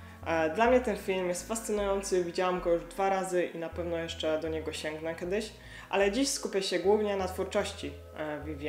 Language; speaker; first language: Polish; native; Polish